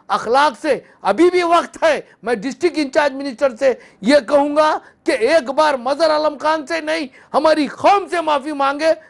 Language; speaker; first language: Hindi; non-native, local second language; Urdu